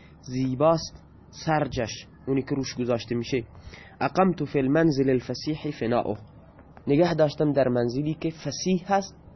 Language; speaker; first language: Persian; non-native, local second language; Baluchi